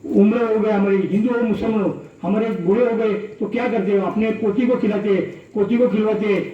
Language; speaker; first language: Hindi; non-native, local second language; Marathi